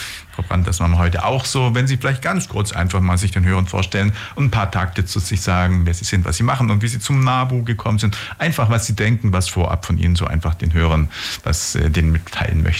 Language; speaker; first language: German; native; German